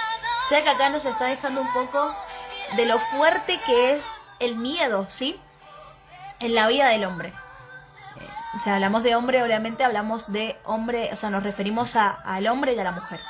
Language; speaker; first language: Spanish; native; Spanish